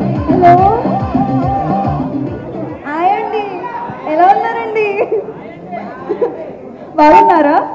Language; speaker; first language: Telugu; non-native, learner; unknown